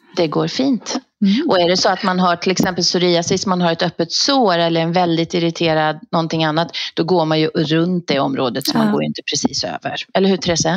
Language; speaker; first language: Swedish; native; Swedish